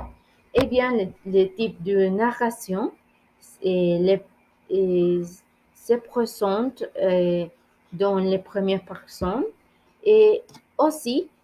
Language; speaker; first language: French; non-native, learner; Spanish